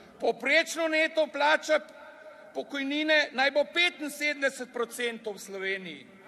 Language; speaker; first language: Slovenian; native; Slovenian